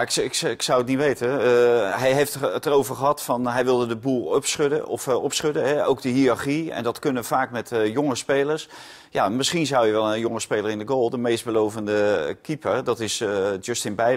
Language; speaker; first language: Dutch; native; Dutch